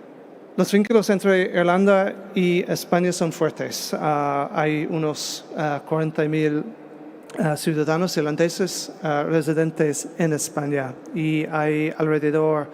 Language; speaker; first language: Spanish; non-native, fluent; English